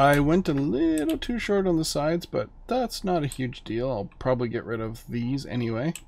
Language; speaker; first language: English; native; English